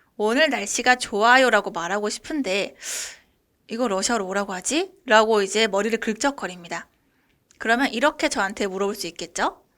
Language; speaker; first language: Korean; native; Korean